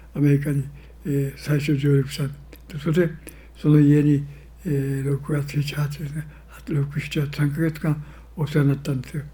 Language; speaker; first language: Japanese; native; Japanese